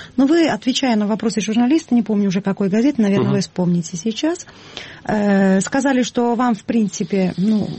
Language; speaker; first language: Russian; non-native, fluent; Italian